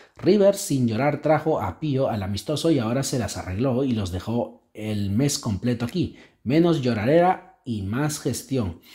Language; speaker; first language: Spanish; native; Spanish